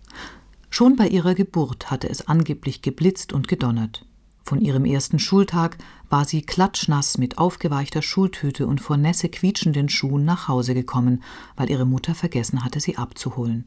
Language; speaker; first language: German; native; German